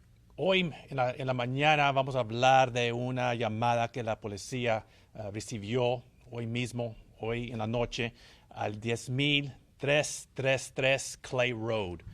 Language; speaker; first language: Spanish; early bilingual, heritage; Spanish